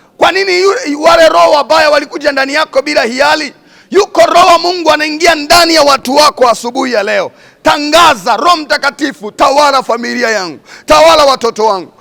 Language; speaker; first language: Swahili; non-native, local second language; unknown